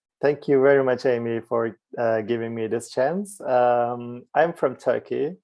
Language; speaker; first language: English; non-native, fluent; Turkish